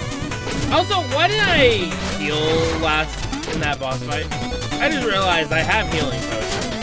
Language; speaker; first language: English; native; English